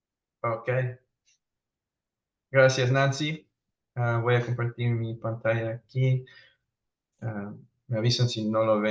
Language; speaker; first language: Spanish; early bilingual, heritage; Spanish